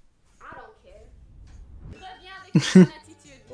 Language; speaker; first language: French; non-native, fluent; English